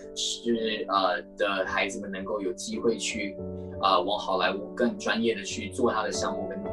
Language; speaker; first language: Chinese; native; Chinese